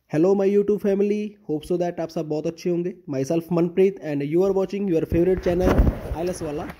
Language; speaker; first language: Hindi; non-native, local second language; Punjabi